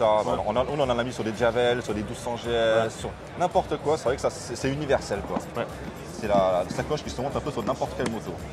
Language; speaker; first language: French; native; French